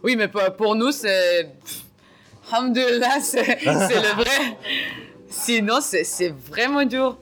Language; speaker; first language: French; non-native, learner; Hebrew